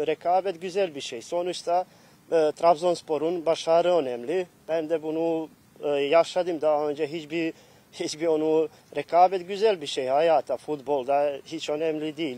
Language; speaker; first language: Turkish; non-native, fluent; Bosnian